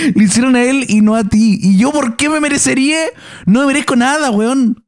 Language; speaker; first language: Spanish; native; Spanish